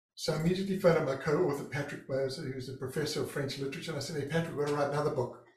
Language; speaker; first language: English; native; English